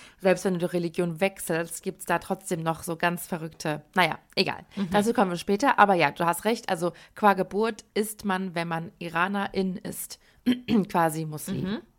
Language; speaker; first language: German; early bilingual, other home language; Persian